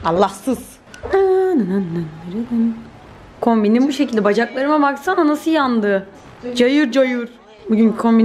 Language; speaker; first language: Turkish; native; Turkish